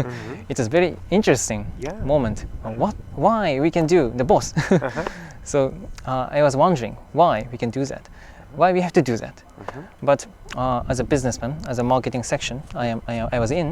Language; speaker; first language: English; non-native, fluent; Japanese